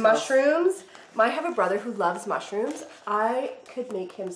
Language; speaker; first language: English; native; English